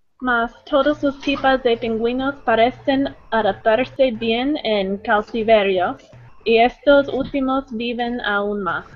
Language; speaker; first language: Spanish; non-native, learner; English